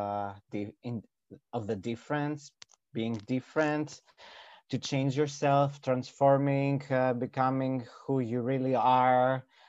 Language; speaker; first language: English; non-native, fluent; Greek